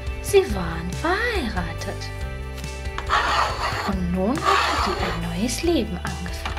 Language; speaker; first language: German; early bilingual, other home language; Russian